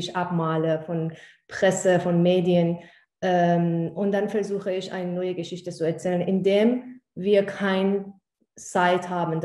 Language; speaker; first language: German; non-native, fluent; Persian